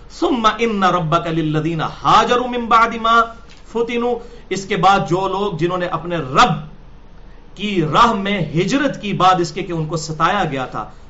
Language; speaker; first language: Urdu; non-native, local second language; Punjabi